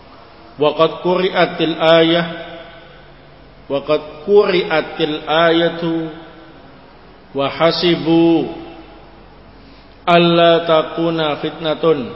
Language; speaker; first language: Arabic; non-native, learner; Indonesian